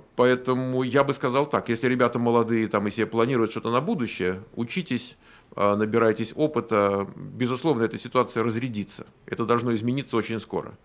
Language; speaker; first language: Russian; native; Russian